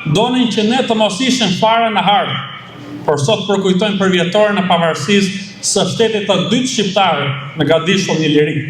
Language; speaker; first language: Albanian; early bilingual, other home language; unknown